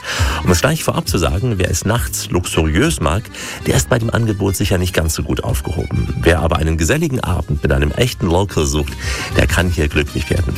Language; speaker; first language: German; native; German